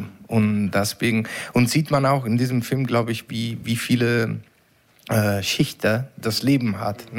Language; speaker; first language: German; non-native, learner; Italian